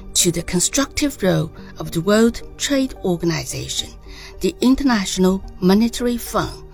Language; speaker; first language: English; non-native, fluent; Chinese